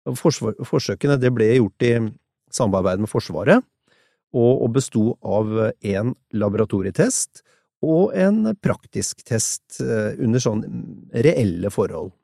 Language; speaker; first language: Norwegian; native; Norwegian